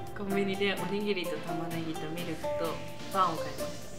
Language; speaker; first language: Japanese; native; Japanese